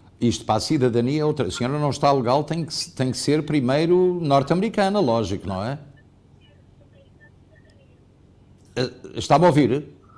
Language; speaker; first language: Portuguese; native; Portuguese